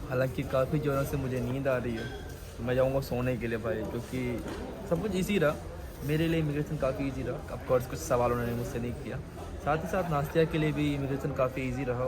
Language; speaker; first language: Hindi; native; Hindi